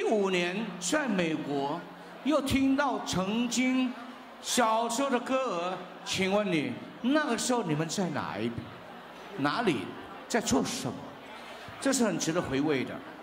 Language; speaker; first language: Chinese; early bilingual, heritage; Chinese